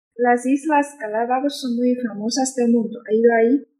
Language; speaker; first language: Spanish; non-native, learner; Chinese